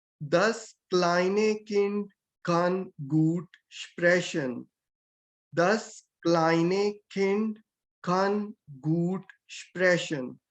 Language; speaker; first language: German; non-native, fluent; Hindi